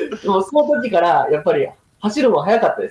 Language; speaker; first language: Japanese; native; Japanese